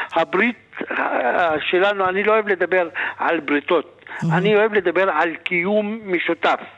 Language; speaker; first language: Hebrew; native; Hebrew